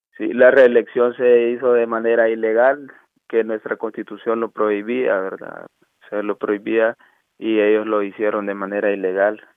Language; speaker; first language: Spanish; native; Spanish